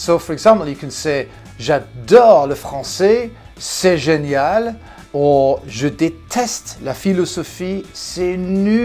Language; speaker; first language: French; non-native, fluent; English